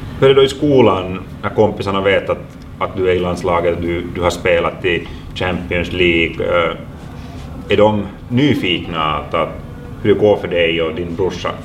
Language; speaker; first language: Swedish; non-native, local second language; Finnish